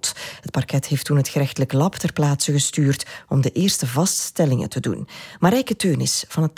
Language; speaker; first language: Dutch; native; Dutch